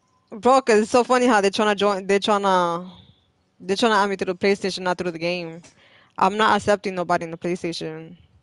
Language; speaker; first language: English; early bilingual, other home language; Spanish